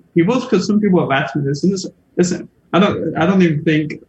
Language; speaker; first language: English; native; English